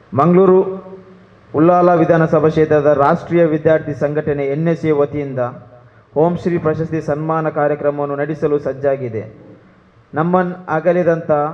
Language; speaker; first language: Kannada; native; Kannada